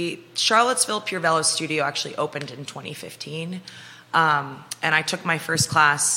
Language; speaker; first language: English; native; English